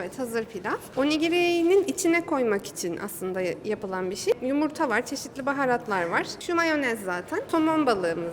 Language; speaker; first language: Turkish; native; Turkish